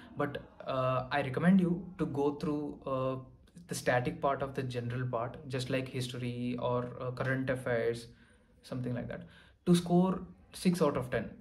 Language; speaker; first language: English; non-native, local second language; Telugu